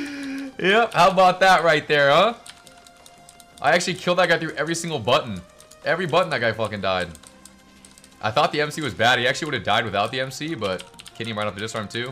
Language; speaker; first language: English; native; English